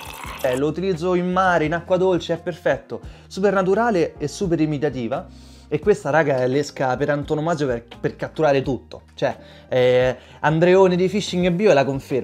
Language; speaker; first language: Italian; native; Italian